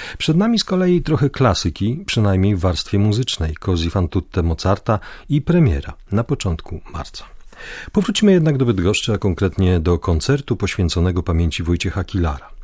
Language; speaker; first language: Polish; native; Polish